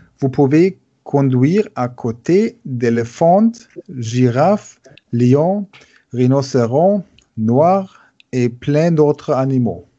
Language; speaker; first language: French; non-native, learner; German